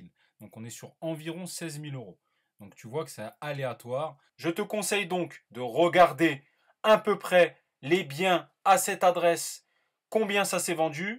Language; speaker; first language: French; native; French